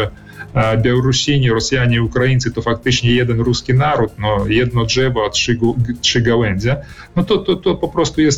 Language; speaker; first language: Polish; early bilingual, heritage; Polish